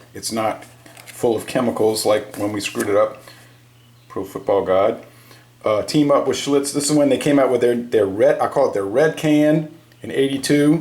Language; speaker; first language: English; native; English